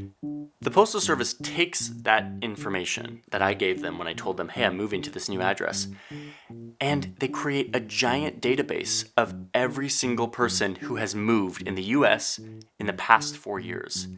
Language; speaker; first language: English; native; English